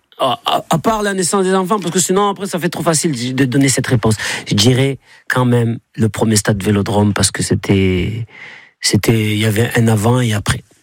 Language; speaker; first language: French; native; French